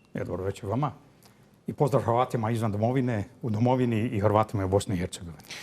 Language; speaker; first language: Bosnian; early bilingual, heritage; Croatian